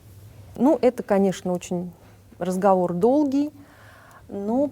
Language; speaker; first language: Russian; native; Russian